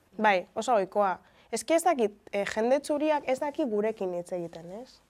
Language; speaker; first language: Basque; early bilingual, other home language; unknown